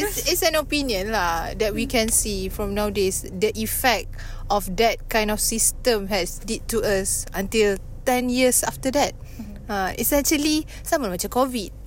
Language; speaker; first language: English; non-native, local second language; Malay